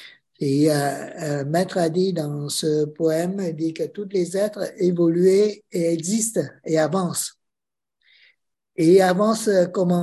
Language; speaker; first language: French; non-native, fluent; Vietnamese